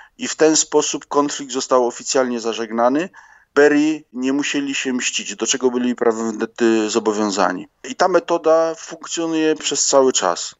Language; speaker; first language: Polish; native; Polish